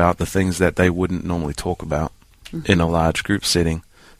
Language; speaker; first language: English; native; English